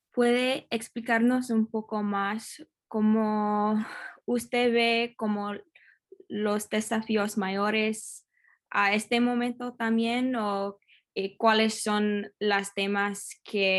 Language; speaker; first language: Spanish; non-native, fluent; English